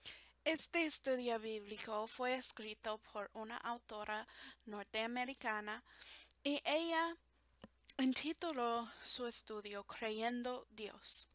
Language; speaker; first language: Spanish; non-native, fluent; English